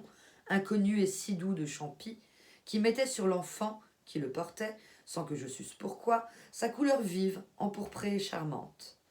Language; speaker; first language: French; native; French